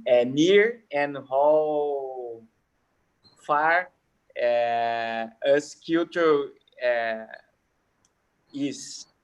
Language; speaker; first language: English; non-native, learner; Portuguese